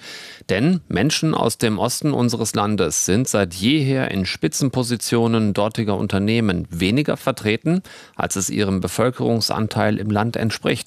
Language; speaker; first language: German; native; German